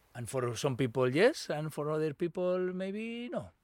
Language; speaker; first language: English; non-native, learner; Spanish